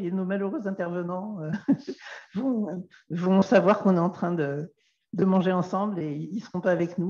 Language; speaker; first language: French; native; French